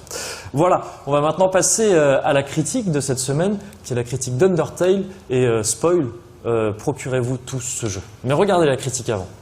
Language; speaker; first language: French; native; French